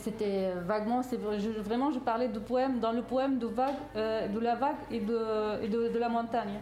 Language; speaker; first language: French; non-native, fluent; Arabic